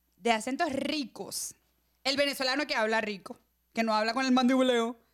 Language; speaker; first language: Spanish; native; Spanish